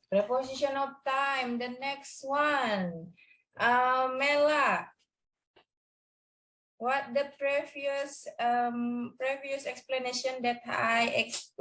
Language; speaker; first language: English; non-native, learner; Indonesian